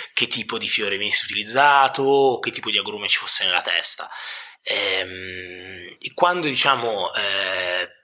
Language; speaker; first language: Italian; native; Italian